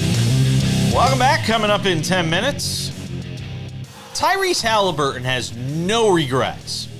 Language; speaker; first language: English; native; English